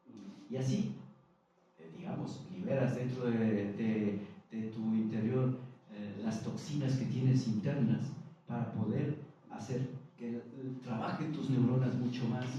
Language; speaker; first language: Spanish; native; Spanish